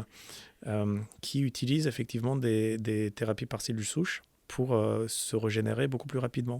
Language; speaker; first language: French; native; French